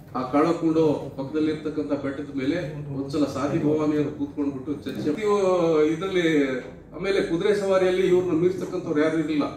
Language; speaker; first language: Kannada; non-native, local second language; Lambadi